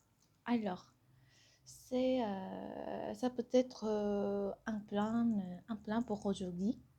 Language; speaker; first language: French; non-native, fluent; Korean